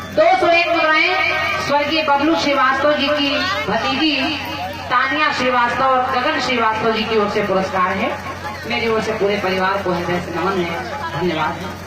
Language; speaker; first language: Hindi; native; Hindi